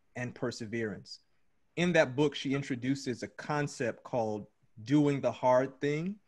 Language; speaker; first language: English; native; English